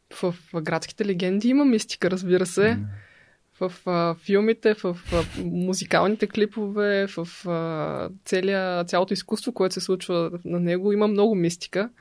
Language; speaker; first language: Bulgarian; native; Bulgarian